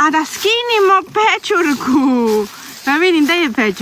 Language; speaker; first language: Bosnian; non-native, learner; Chinese